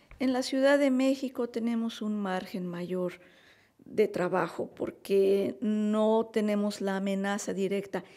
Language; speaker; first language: Spanish; native; Spanish